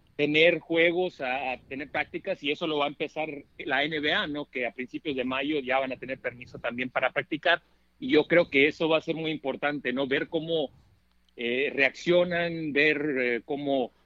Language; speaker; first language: Spanish; early bilingual, heritage; Spanish